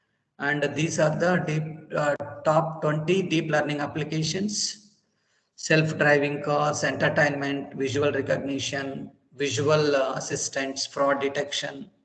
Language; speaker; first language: English; non-native, local second language; Telugu